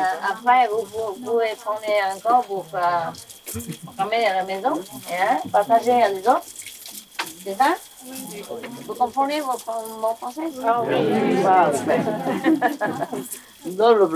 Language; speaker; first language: French; non-native, learner; Vietnamese